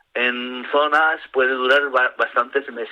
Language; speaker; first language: Spanish; native; Spanish